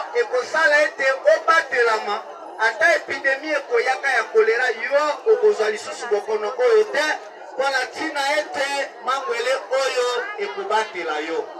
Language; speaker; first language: Lingala; native; Lingala